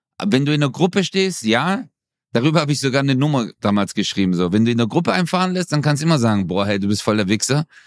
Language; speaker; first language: German; early bilingual, other home language; Turkish